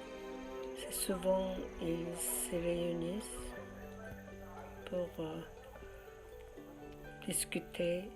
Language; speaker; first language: French; non-native, learner; Korean